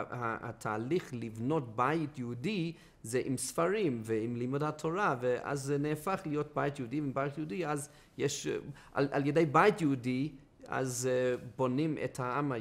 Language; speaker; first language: Hebrew; non-native, fluent; English